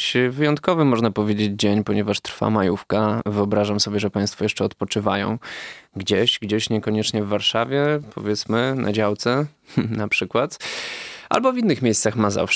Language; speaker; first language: Polish; native; Polish